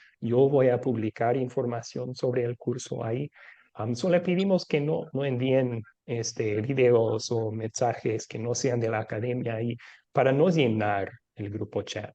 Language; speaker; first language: Spanish; non-native, fluent; English